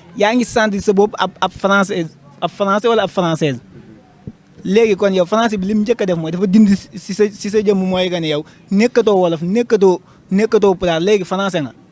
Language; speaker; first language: Wolof; non-native, local second language; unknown